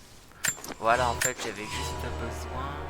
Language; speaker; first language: French; native; French